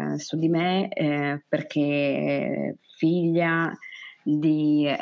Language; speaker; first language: Italian; native; Italian